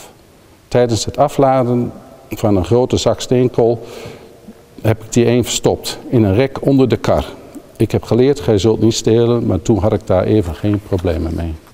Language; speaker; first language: Dutch; native; Dutch